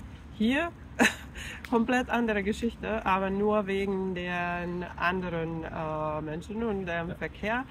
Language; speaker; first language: German; non-native, fluent; Finnish